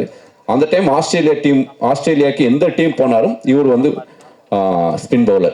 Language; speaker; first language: Tamil; native; Tamil